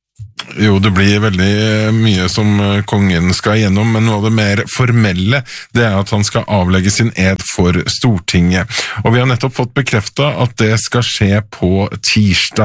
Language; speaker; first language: Norwegian; native; Norwegian